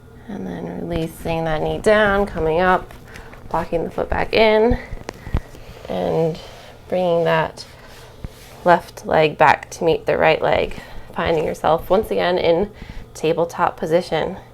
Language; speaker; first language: English; native; English